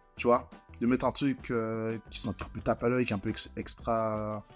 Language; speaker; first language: French; native; French